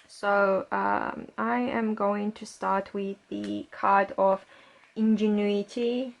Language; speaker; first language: English; non-native, fluent; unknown